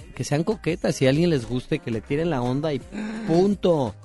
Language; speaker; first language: Spanish; native; Spanish